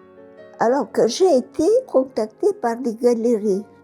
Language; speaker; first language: French; non-native, fluent; Bulgarian